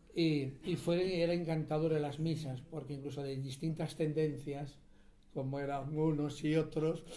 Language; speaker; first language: Spanish; native; Spanish